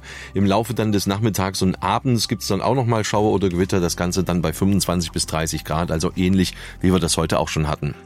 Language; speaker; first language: German; native; German